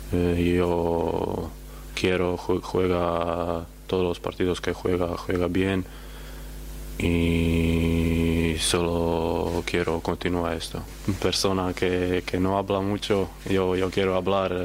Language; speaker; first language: Spanish; non-native, learner; Croatian